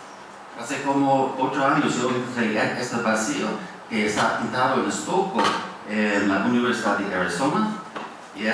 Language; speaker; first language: Spanish; non-native, fluent; English